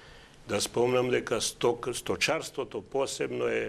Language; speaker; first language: Macedonian; native; Macedonian